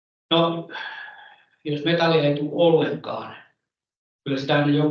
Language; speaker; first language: Finnish; non-native, local second language; Swedish